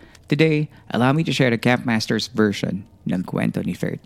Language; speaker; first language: English; non-native, local second language; Filipino